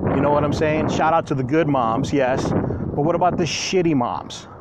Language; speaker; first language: English; native; English